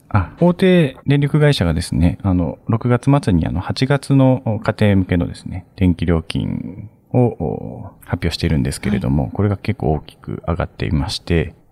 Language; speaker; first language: Japanese; native; Japanese